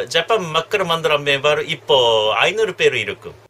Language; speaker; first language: Tamil; non-native, learner; Japanese